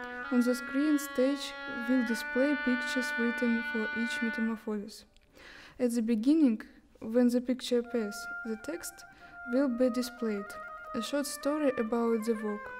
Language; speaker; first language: English; non-native, learner; Russian